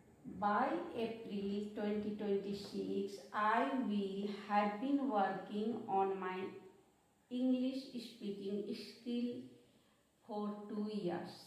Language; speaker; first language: English; non-native, local second language; Hindi